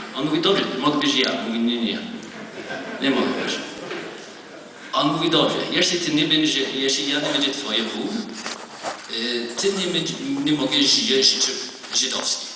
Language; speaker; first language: Polish; non-native, learner; Hebrew